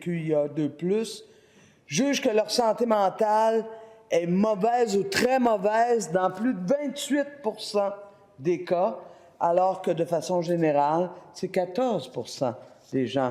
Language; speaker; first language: French; native; French